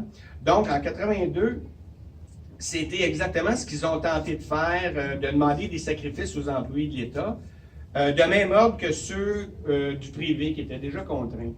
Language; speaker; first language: French; native; French